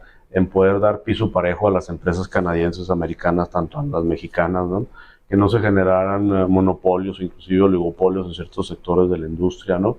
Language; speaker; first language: Spanish; native; Spanish